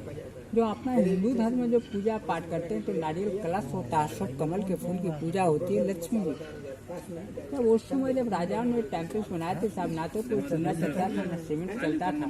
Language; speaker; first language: Hindi; native; Hindi